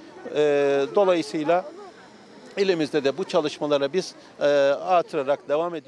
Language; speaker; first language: Turkish; native; Turkish